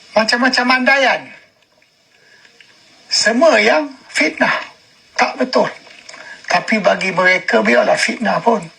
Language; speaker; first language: Malay; native; Malay